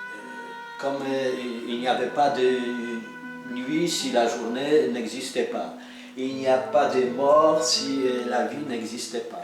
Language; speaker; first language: French; non-native, fluent; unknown